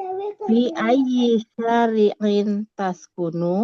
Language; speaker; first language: Arabic; non-native, learner; Indonesian